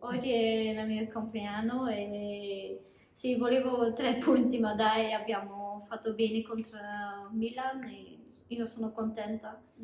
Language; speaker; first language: Italian; non-native, learner; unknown